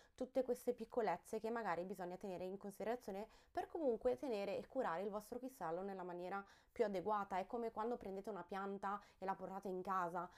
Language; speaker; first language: Italian; early bilingual, heritage; Italian